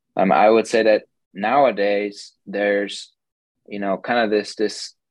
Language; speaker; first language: English; non-native, fluent; German